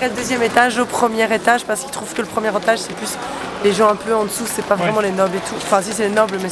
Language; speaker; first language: French; native; French